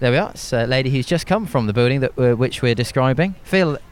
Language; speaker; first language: English; native; English